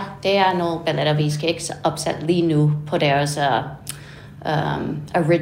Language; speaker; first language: Danish; non-native, fluent; English